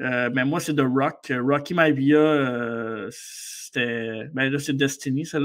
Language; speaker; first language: French; native; French